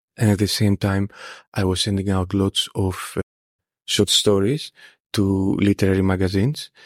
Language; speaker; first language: English; non-native, fluent; Greek